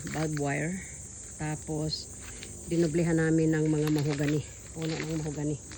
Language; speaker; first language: Filipino; non-native, local second language; Masbatenyo